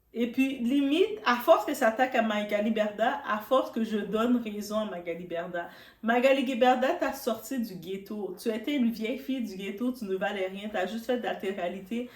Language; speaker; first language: French; non-native, local second language; Arabic